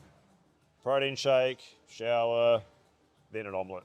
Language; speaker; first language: English; native; English